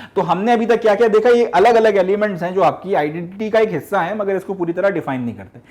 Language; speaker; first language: Hindi; native; Hindi